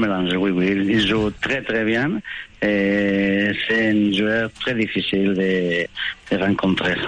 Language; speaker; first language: French; non-native, fluent; Spanish